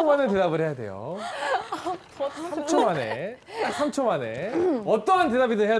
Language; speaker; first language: Korean; native; Korean